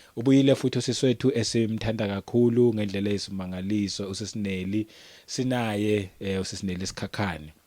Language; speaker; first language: Zulu; native; Zulu